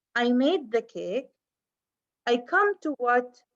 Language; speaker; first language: English; non-native, fluent; Arabic